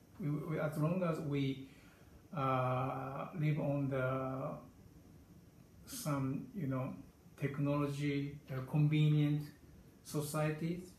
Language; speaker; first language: English; non-native, learner; Japanese